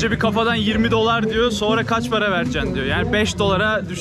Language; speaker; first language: Turkish; native; Turkish